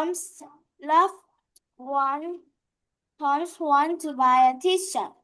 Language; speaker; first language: English; non-native, learner; Vietnamese